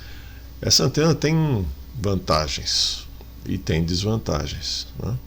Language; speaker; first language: Portuguese; native; Portuguese